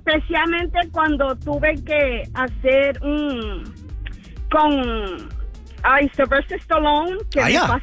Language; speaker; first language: Spanish; early bilingual, heritage; Spanish